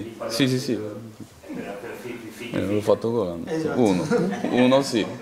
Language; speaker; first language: Italian; non-native, learner; Polish